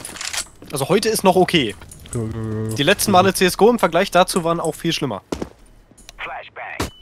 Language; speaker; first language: German; native; German